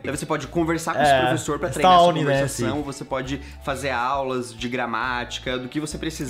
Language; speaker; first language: Portuguese; native; Portuguese